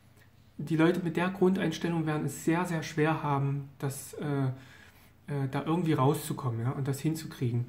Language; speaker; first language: German; native; German